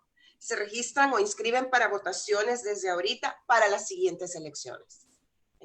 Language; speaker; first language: Spanish; native; Spanish